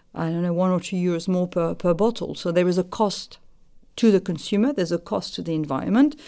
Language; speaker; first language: English; non-native, fluent; French